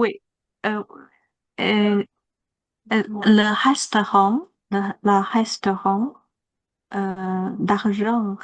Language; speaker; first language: French; non-native, learner; Chinese